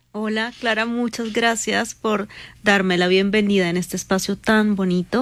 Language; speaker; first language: Spanish; native; Spanish